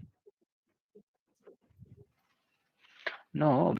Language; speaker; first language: English; non-native, local second language; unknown